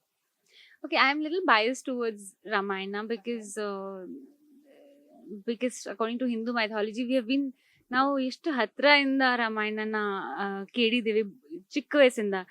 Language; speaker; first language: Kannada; non-native, local second language; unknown